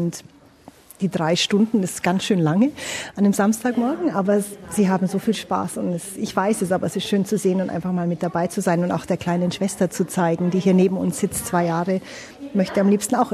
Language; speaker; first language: German; native; German